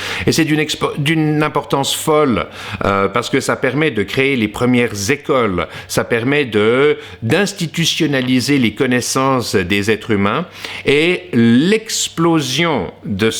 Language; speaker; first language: French; native; French